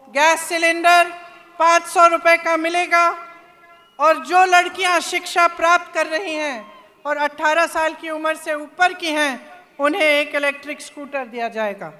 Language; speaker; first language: Hindi; native; Hindi